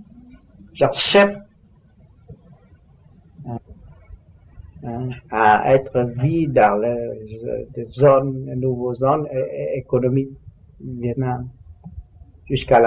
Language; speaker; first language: French; non-native, learner; Vietnamese